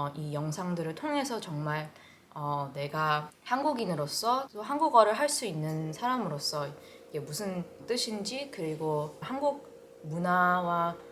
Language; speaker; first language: Korean; early bilingual, heritage; Korean